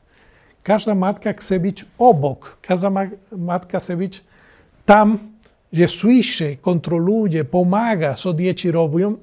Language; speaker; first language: Polish; non-native, learner; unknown